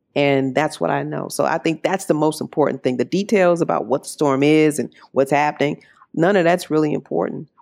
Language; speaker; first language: English; native; English